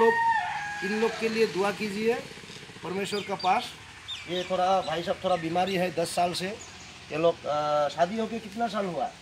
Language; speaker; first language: Hindi; non-native, local second language; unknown